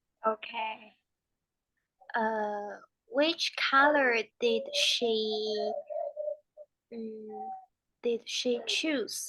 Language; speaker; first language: English; non-native, learner; Chinese